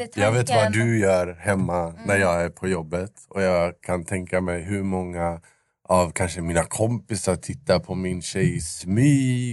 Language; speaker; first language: Swedish; native; Swedish